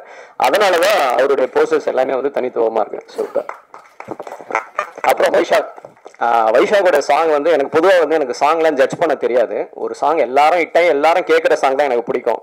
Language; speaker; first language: Tamil; native; Tamil